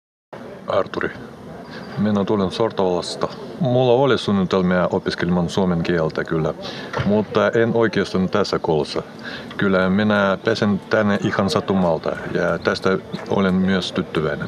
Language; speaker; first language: Finnish; non-native, learner; Russian